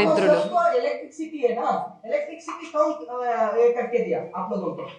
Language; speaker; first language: Hindi; non-native, local second language; Kannada